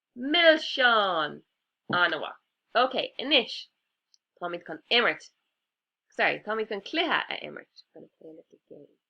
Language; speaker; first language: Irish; non-native, local second language; English